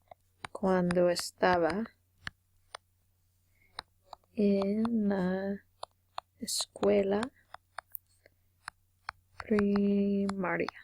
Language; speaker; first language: Spanish; non-native, fluent; English